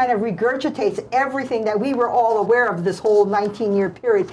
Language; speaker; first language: English; native; English